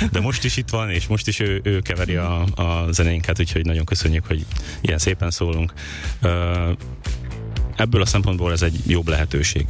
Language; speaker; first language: Hungarian; native; Hungarian